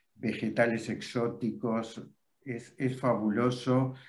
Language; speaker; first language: Spanish; native; Spanish